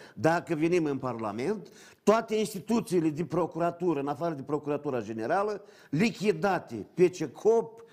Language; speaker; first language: Romanian; native; Romanian